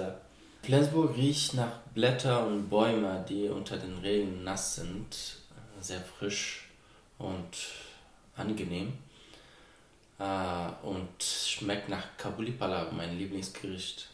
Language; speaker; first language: German; non-native, fluent; Persian